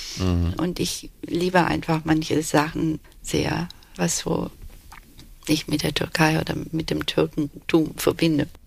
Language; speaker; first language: German; early bilingual, other home language; Turkish